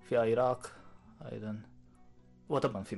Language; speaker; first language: Arabic; non-native, learner; Japanese